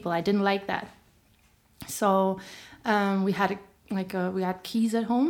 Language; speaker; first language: English; non-native, fluent; German